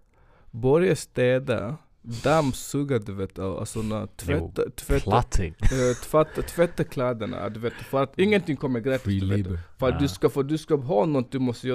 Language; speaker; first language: Swedish; non-native, fluent; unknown